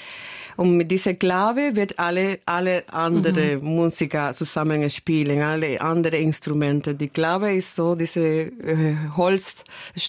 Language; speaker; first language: German; non-native, learner; Spanish